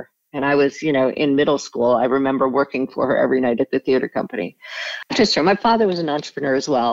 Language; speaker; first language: English; native; English